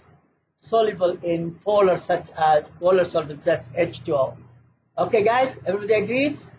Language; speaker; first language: English; non-native, fluent; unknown